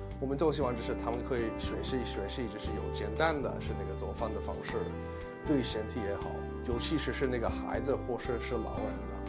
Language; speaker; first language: Chinese; non-native, fluent; English